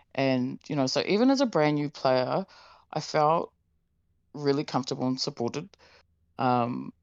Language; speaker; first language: English; native; English